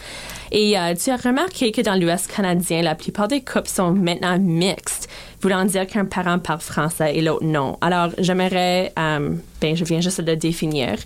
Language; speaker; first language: French; native; French